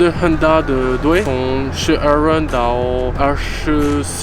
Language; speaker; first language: Chinese; non-native, learner; French